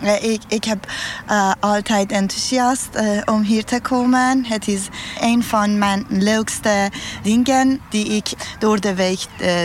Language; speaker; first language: Dutch; non-native, learner; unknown